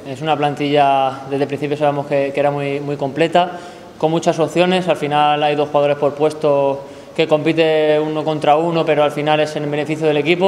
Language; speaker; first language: Spanish; native; Spanish